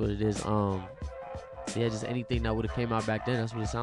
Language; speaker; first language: English; native; English